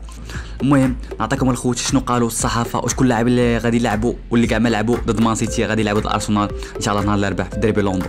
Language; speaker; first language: Arabic; native; Arabic